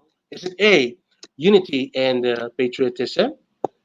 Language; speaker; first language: English; non-native, local second language; Filipino